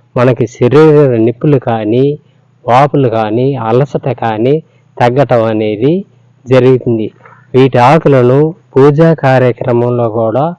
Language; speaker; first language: Telugu; non-native, local second language; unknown